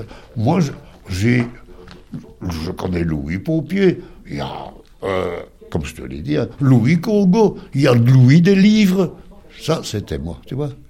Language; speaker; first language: French; native; French